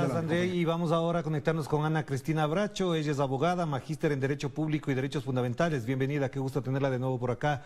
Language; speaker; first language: Spanish; native; Spanish